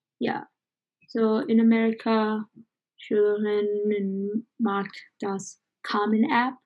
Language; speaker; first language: German; non-native, learner; English